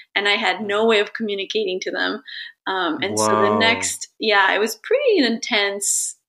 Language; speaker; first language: English; early bilingual, other home language; Italian